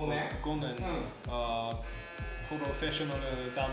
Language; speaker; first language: Japanese; non-native, learner; German